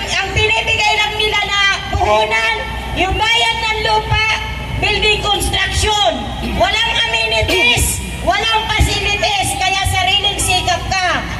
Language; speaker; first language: Filipino; non-native, local second language; Waray